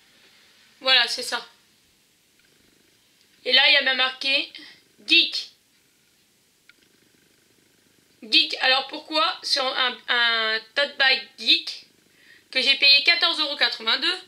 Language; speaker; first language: French; native; French